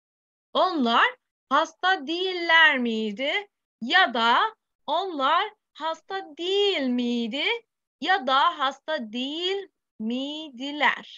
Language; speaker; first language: Arabic; native; Arabic